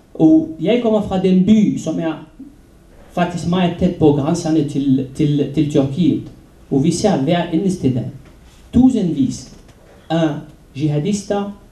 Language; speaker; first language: Danish; non-native, fluent; Arabic